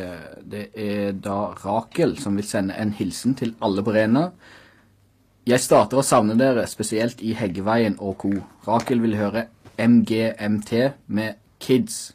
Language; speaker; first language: Norwegian; native; Norwegian